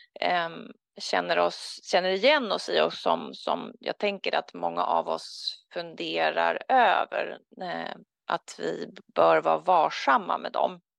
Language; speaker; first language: Swedish; native; Swedish